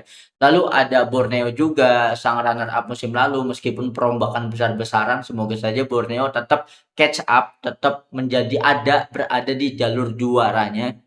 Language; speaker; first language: Indonesian; native; Indonesian